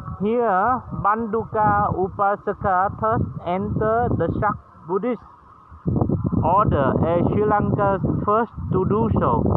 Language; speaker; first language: English; non-native, learner; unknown